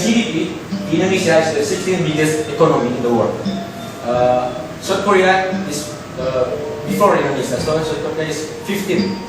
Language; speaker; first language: English; non-native, local second language; Indonesian